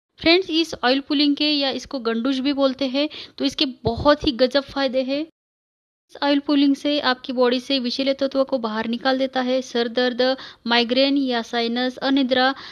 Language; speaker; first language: Hindi; non-native, local second language; Marathi